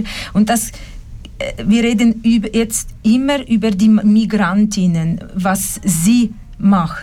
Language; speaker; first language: German; non-native, fluent; Polish